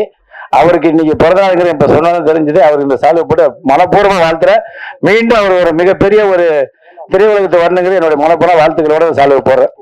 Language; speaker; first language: Tamil; native; Tamil